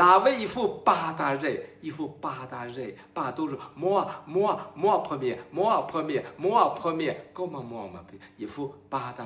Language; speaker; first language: French; non-native, learner; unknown